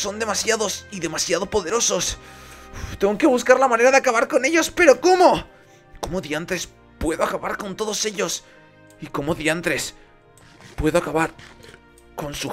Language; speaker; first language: Spanish; native; Spanish